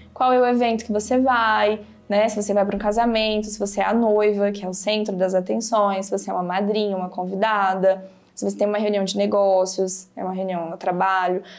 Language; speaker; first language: Portuguese; native; Portuguese